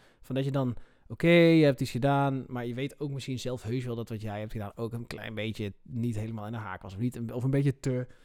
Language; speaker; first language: Dutch; native; Dutch